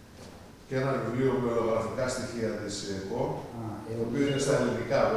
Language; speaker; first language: Greek; native; Greek